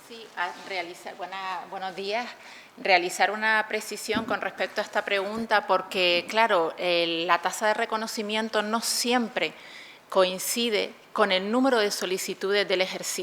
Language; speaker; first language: Spanish; native; Spanish